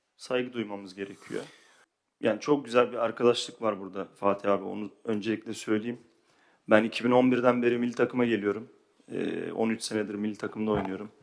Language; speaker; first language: Turkish; early bilingual, heritage; Turkish